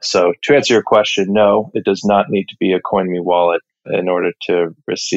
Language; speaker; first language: English; native; English